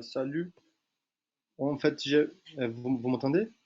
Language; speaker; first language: French; non-native, fluent; Portuguese